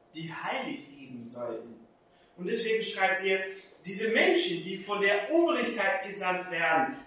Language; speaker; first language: German; non-native, fluent; Portuguese